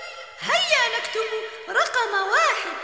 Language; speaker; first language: Arabic; native; Arabic